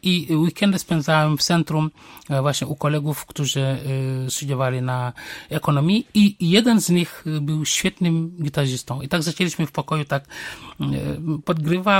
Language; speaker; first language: Polish; non-native, fluent; Wolof